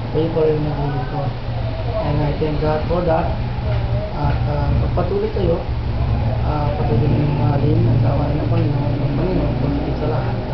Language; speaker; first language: Filipino; native; Filipino